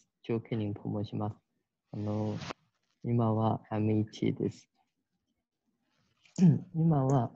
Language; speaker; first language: Japanese; non-native, learner; Chinese